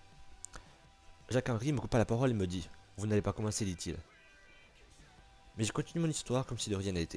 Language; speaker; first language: French; native; French